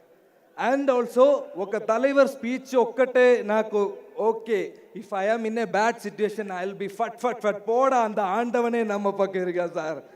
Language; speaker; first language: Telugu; non-native, learner; Malayalam